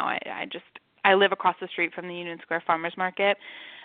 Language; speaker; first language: English; native; English